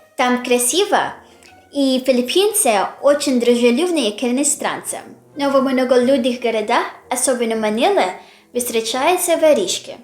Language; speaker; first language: Russian; non-native, fluent; Filipino